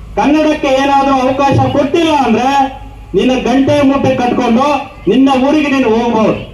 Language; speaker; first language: Kannada; non-native, local second language; Urdu